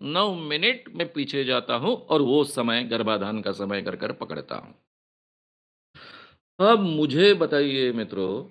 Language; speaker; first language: Hindi; non-native, local second language; Marathi